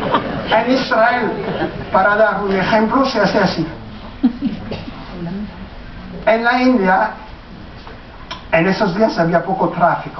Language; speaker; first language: Spanish; non-native, fluent; French